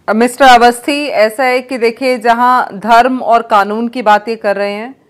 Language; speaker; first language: Hindi; native; Hindi